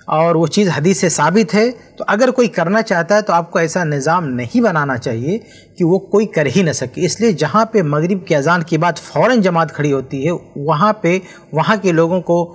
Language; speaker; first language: Hindi; native; Hindi